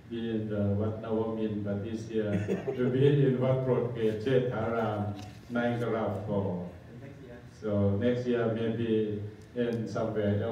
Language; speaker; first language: English; non-native, learner; Thai